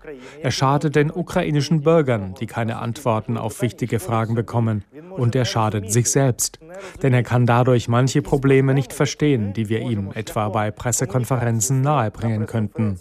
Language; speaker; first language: German; native; German